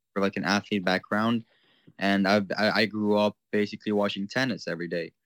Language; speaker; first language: English; non-native, fluent; Ukrainian